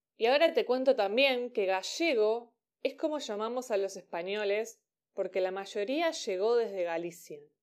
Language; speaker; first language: Spanish; native; Spanish